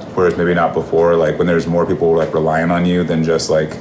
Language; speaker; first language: English; native; English